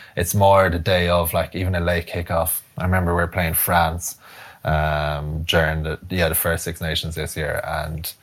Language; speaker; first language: English; native; English